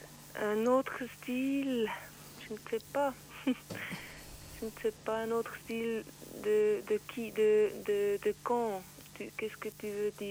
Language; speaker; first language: French; non-native, learner; Swiss German